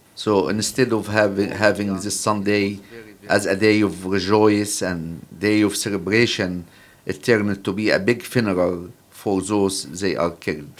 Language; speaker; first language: English; non-native, fluent; Arabic